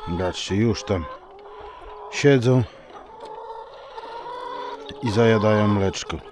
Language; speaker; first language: Polish; native; Polish